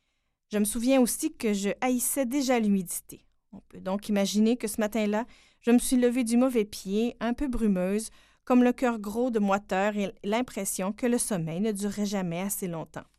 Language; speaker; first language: French; native; French